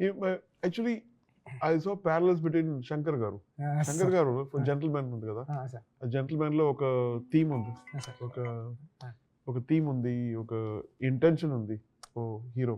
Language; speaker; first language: Telugu; non-native, learner; Tamil